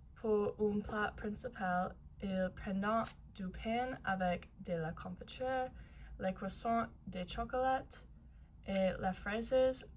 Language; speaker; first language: French; non-native, learner; English